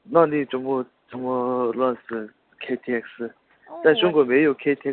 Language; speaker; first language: Chinese; non-native, learner; Korean